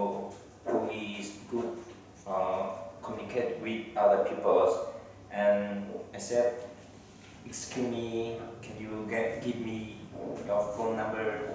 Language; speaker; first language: English; non-native, learner; Vietnamese